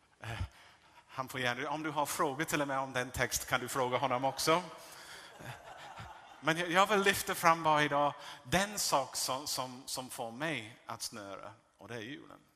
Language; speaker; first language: Swedish; non-native, fluent; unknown